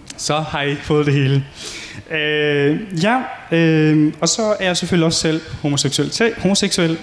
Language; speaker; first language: Danish; early bilingual, other home language; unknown